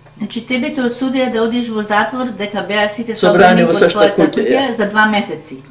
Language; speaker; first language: Macedonian; early bilingual, heritage; Macedonian